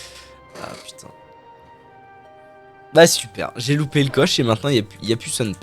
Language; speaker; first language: French; native; French